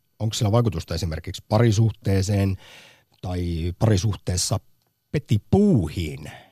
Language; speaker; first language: Finnish; native; Finnish